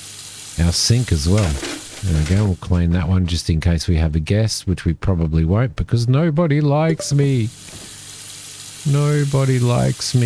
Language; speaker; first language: English; native; English